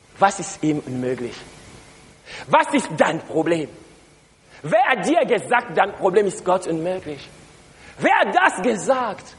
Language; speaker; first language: German; non-native, learner; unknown